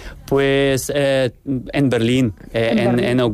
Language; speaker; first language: Spanish; non-native, learner; Ukrainian